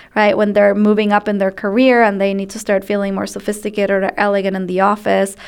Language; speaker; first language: English; non-native, fluent; Spanish